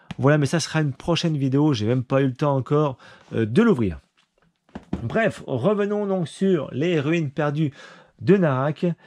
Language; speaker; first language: French; native; French